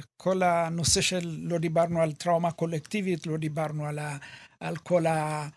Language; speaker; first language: Hebrew; early bilingual, other home language; Amharic